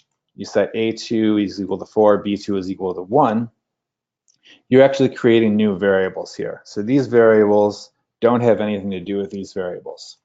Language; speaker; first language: English; native; English